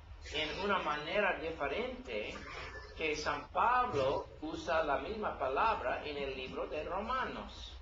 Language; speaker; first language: Spanish; non-native, learner; English